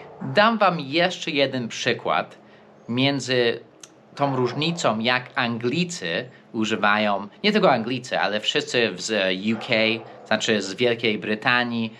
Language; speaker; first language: Polish; non-native, fluent; English